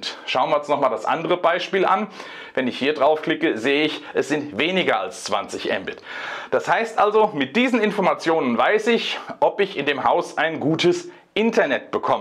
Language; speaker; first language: German; native; German